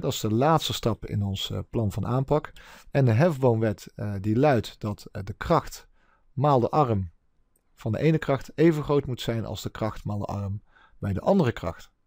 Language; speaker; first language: Dutch; native; Dutch